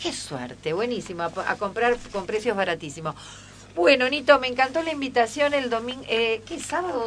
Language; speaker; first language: Spanish; native; Spanish